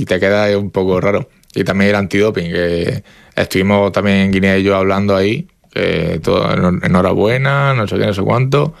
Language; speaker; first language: Spanish; native; Spanish